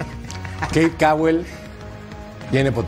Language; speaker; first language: Spanish; native; Spanish